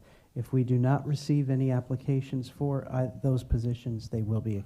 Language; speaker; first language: English; native; English